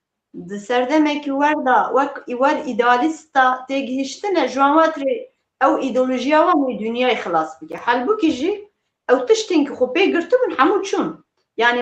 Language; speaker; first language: Kurdish; native; Kurdish